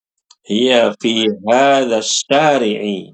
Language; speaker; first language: Arabic; non-native, fluent; Indonesian